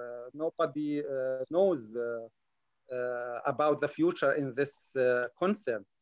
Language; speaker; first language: English; non-native, learner; Arabic